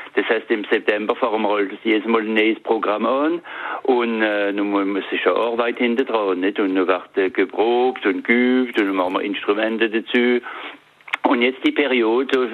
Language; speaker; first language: German; early bilingual, heritage; French